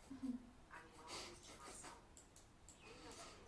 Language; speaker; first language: Portuguese; non-native, learner; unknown